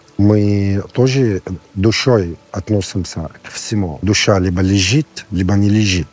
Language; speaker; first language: Russian; non-native, fluent; Arabic